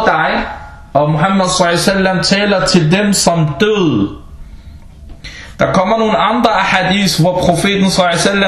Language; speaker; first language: Danish; early bilingual, other home language; Arabic